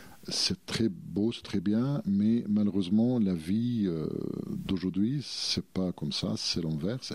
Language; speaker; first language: French; non-native, fluent; Arabic